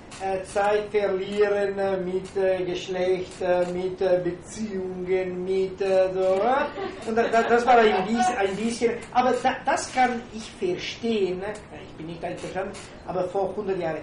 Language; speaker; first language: German; non-native, fluent; Italian